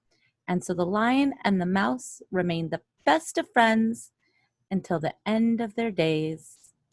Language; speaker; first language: English; native; English